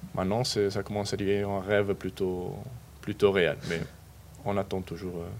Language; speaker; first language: French; non-native, fluent; Spanish